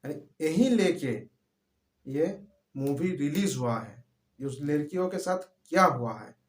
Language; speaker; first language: Hindi; non-native, local second language; Bangla